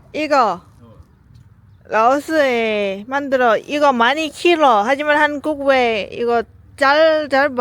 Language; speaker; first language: Korean; non-native, learner; Lao